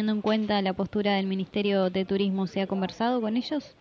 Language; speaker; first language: Spanish; native; Spanish